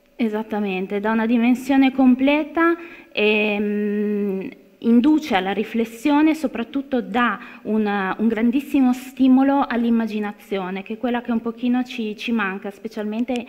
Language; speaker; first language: Italian; native; Italian